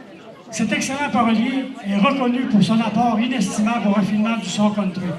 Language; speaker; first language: French; native; French